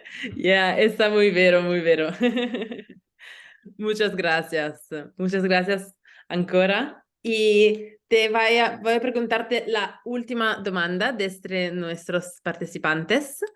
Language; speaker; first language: Spanish; non-native, learner; Italian